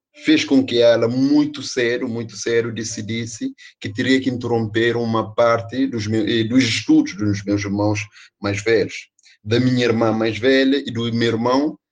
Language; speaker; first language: Portuguese; non-native, local second language; Kabuverdianu